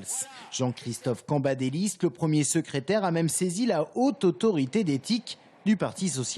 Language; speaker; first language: French; native; French